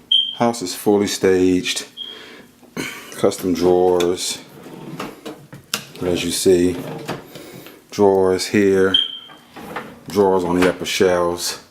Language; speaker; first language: English; native; English